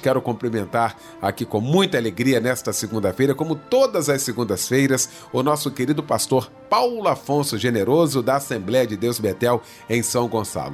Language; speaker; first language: Portuguese; native; Portuguese